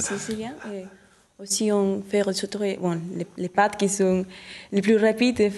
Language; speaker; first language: French; non-native, learner; Spanish